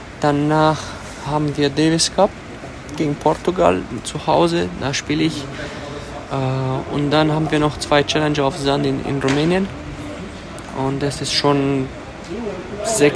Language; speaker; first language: German; early bilingual, other home language; Romanian